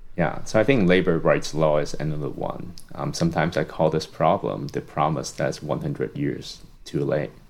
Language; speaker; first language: English; non-native, local second language; Cantonese